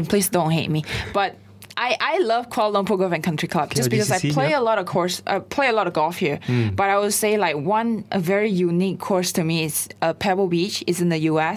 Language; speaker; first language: English; non-native, local second language; Chinese